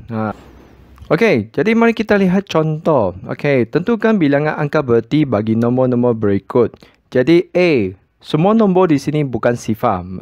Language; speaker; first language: Malay; non-native, local second language; Chinese